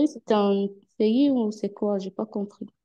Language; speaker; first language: French; non-native, learner; Spanish